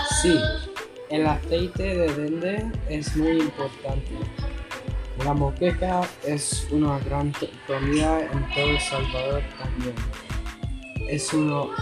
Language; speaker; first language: Spanish; non-native, learner; English